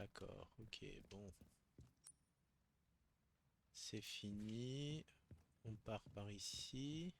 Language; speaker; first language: French; native; French